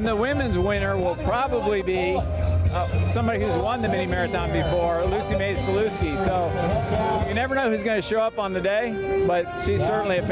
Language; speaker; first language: English; native; English